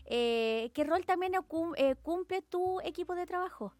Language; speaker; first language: Spanish; native; Spanish